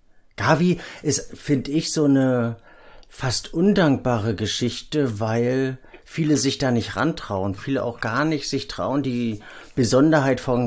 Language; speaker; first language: German; native; German